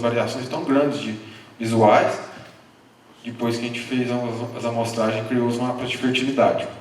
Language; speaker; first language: Portuguese; native; Portuguese